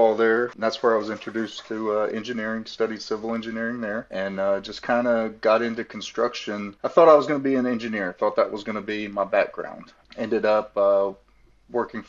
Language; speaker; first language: English; native; English